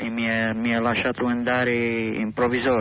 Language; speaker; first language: Italian; non-native, learner; English